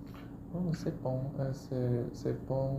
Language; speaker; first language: French; non-native, learner; Chinese